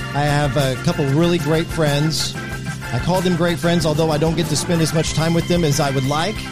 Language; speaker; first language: English; native; English